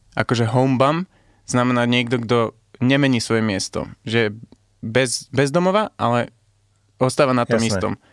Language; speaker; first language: Slovak; early bilingual, heritage; Arabic